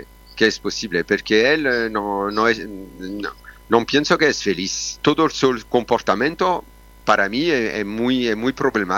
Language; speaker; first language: Spanish; non-native, learner; Italian